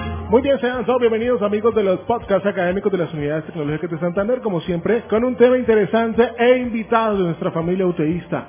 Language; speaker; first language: Spanish; native; Spanish